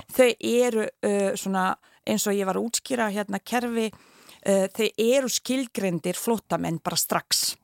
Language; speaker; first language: Icelandic; non-native, fluent; Bosnian